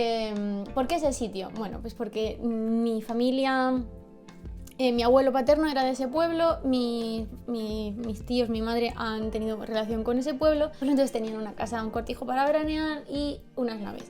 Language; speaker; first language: Spanish; native; Spanish